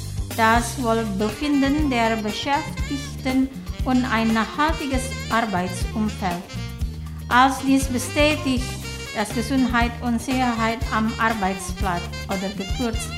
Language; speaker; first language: German; non-native, fluent; Indonesian